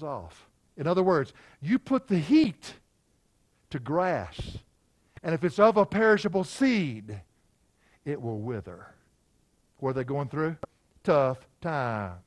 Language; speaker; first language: English; native; English